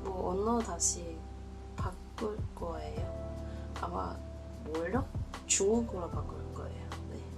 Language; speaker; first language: Korean; non-native, learner; Cantonese